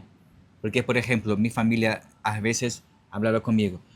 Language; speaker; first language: Spanish; non-native, learner; Portuguese